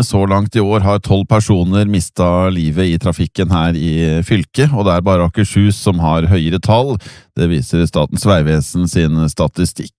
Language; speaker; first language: Norwegian; native; Norwegian